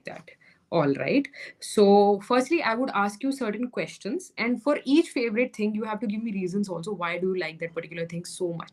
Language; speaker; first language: English; non-native, local second language; Hindi